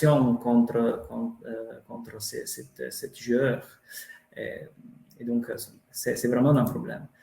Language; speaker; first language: French; non-native, fluent; Italian